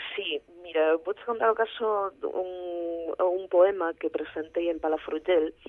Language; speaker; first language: Galician; early bilingual, heritage; Galician